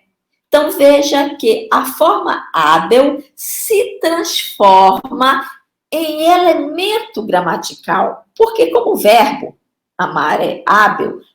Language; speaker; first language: Portuguese; native; Portuguese